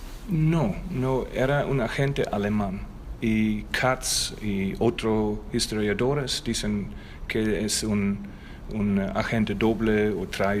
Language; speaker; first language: Spanish; non-native, learner; German